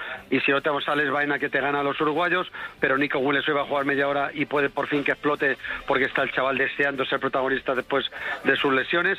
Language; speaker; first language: Spanish; native; Spanish